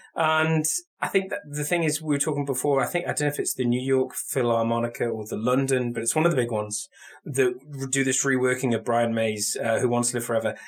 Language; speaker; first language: English; native; English